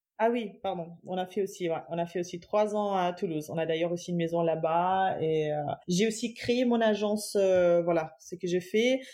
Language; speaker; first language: French; non-native, fluent; German